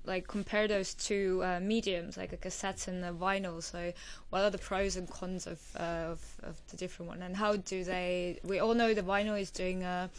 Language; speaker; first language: English; non-native, fluent; Estonian